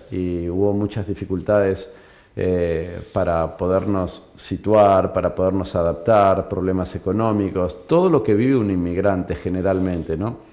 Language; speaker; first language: Spanish; native; Spanish